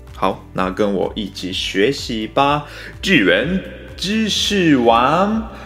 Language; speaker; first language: Chinese; non-native, fluent; Japanese